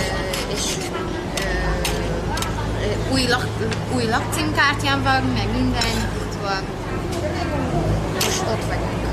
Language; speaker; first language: Hungarian; early bilingual, heritage; Hungarian